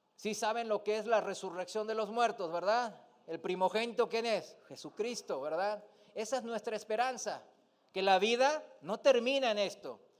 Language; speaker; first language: Spanish; non-native, fluent; Korean